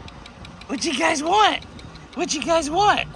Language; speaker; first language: English; native; English